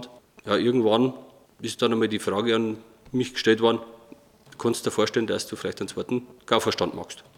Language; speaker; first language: German; native; German